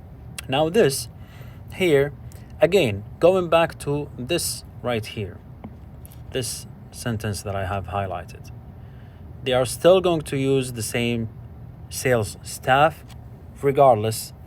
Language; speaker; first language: English; non-native, fluent; Arabic